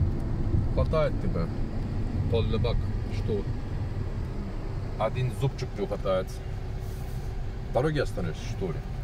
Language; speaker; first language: Russian; non-native, learner; Turkish